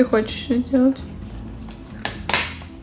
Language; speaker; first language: Russian; native; Russian